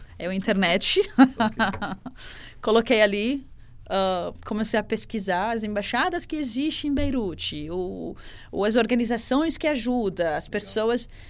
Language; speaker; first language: Portuguese; non-native, fluent; Arabic